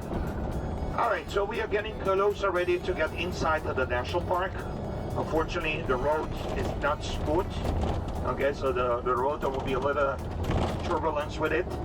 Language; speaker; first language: English; non-native, fluent; Papiamento